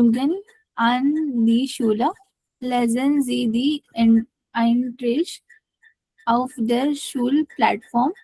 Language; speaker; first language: German; non-native, learner; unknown